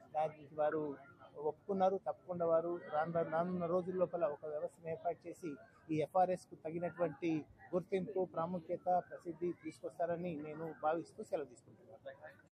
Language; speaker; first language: Telugu; native; Telugu